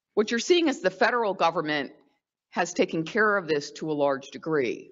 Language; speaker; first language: English; native; English